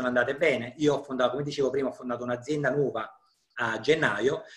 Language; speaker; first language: Italian; native; Italian